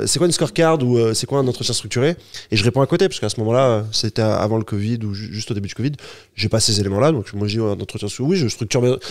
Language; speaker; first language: French; native; French